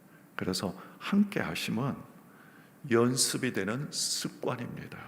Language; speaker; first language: Korean; native; Korean